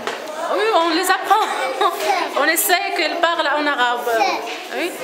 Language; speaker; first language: French; non-native, learner; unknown